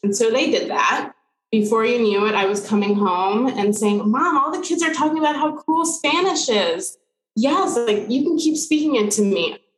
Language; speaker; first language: English; early bilingual, other home language; Spanish